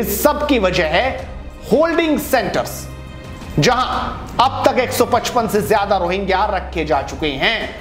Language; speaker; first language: Hindi; native; Hindi